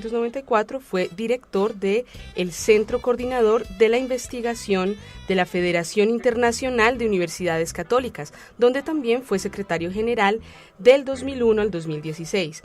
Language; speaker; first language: Spanish; native; Spanish